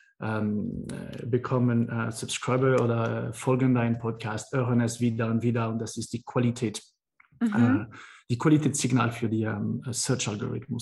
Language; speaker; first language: German; non-native, learner; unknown